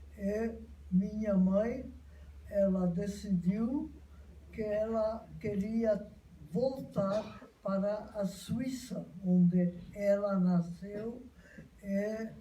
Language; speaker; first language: Portuguese; non-native, fluent; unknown